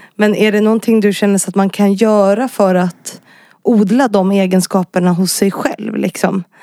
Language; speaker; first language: Swedish; native; Swedish